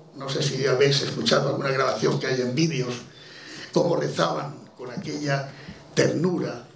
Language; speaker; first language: Spanish; native; Spanish